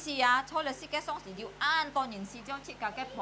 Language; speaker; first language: Chinese; early bilingual, heritage; Hakka Chinese